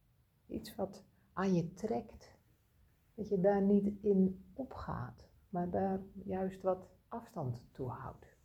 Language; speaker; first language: Dutch; native; Dutch